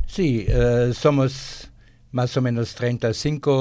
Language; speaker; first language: Spanish; non-native, fluent; German